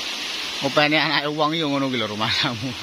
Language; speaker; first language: Indonesian; non-native, local second language; Javanese